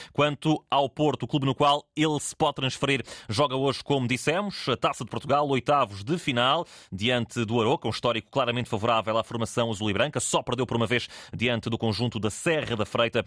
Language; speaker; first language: Portuguese; native; Portuguese